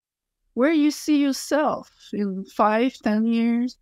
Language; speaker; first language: English; non-native, fluent; French